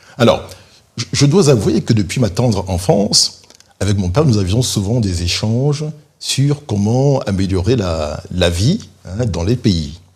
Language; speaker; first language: French; early bilingual, other home language; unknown